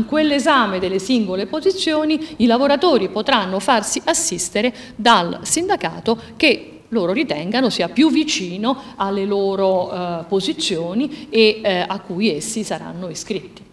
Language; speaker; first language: Italian; native; Italian